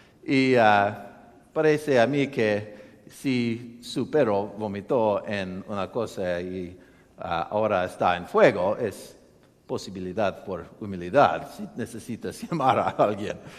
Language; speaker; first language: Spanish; non-native, learner; English